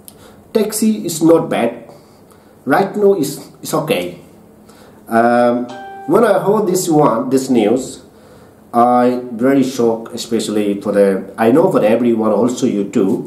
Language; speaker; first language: English; non-native, learner; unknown